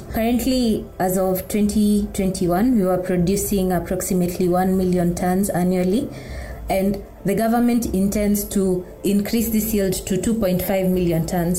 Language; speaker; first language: English; non-native, local second language; Kikuyu